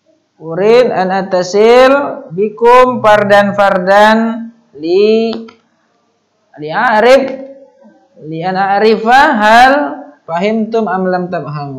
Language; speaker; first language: Arabic; non-native, fluent; Indonesian